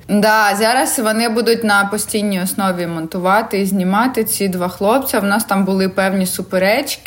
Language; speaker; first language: Ukrainian; non-native, local second language; Russian